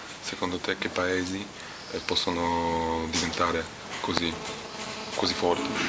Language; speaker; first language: Italian; non-native, learner; Polish